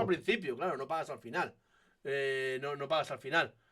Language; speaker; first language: Spanish; native; Spanish